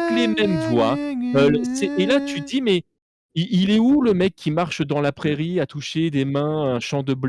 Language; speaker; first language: French; native; French